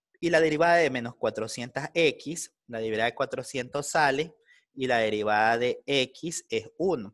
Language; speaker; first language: Spanish; native; Spanish